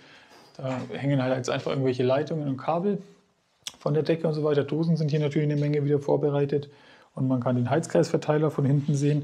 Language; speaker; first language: German; native; German